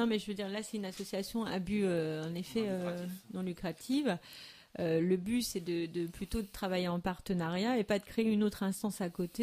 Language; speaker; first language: French; native; French